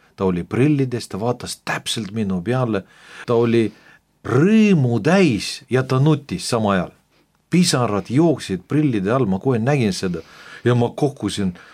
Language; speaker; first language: Estonian; non-native, local second language; Russian